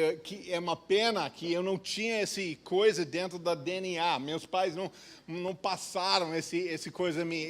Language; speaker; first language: Portuguese; non-native, fluent; English